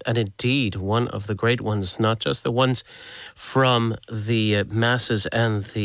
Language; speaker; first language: English; native; English